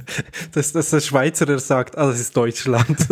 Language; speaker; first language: German; native; German